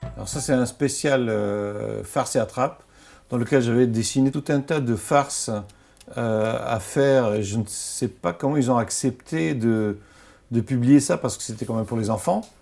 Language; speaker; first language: French; non-native, local second language; Arabic